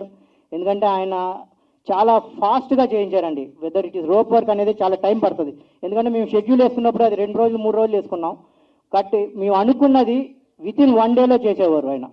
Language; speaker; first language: Telugu; native; Telugu